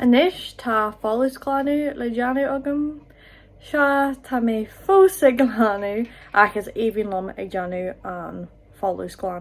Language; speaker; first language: Irish; non-native, local second language; English